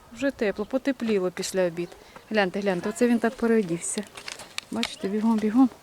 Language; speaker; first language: Ukrainian; native; Ukrainian